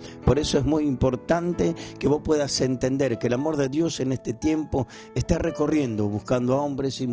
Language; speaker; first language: Spanish; native; Spanish